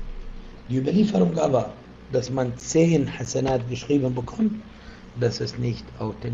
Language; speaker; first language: German; non-native, fluent; Arabic